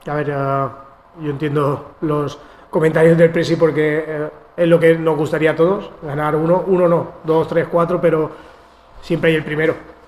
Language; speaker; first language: Spanish; non-native, local second language; Catalan